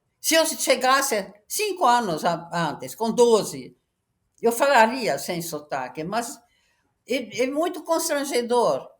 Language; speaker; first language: Portuguese; non-native, fluent; Venetian